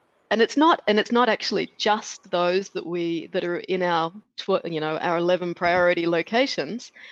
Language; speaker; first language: English; native; English